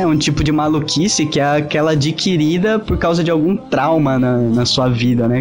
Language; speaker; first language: Portuguese; native; Portuguese